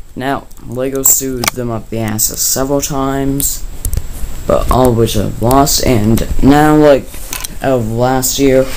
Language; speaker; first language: English; native; English